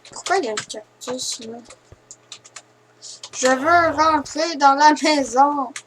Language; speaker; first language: French; native; French